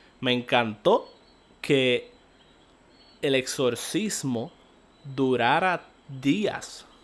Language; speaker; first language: Spanish; native; Spanish